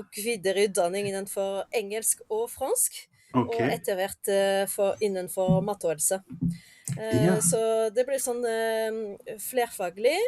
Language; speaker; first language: Norwegian; non-native, fluent; French